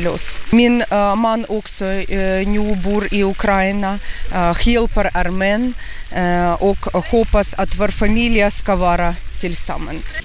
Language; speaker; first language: Swedish; non-native, learner; Ukrainian